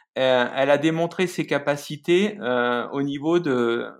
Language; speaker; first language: French; native; French